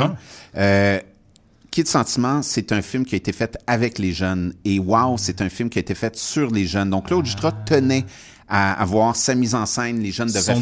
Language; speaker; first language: French; native; French